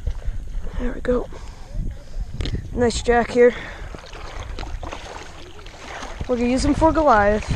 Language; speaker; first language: English; native; English